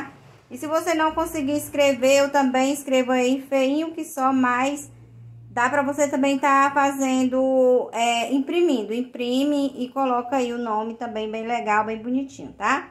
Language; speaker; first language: Portuguese; native; Portuguese